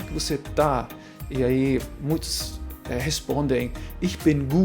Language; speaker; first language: Portuguese; non-native, fluent; German